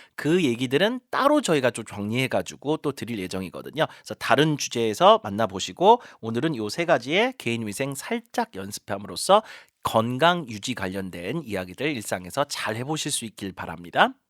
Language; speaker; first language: Korean; native; Korean